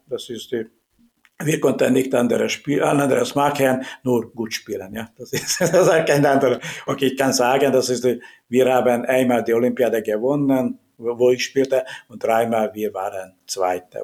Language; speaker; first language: German; non-native, learner; Hungarian